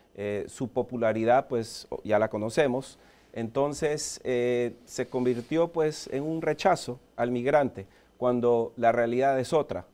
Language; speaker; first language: Spanish; early bilingual, heritage; Spanish